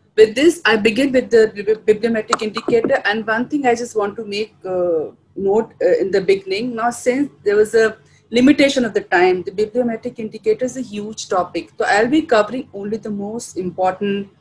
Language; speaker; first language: English; non-native, local second language; Hindi